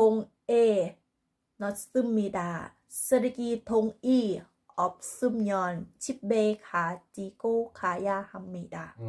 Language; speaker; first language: Korean; non-native, learner; Thai